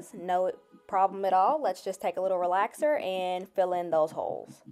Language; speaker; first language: English; native; English